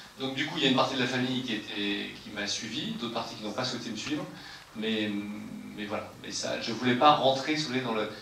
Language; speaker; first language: French; native; French